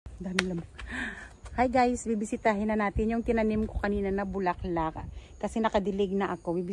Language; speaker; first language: Filipino; non-native, local second language; Cebuano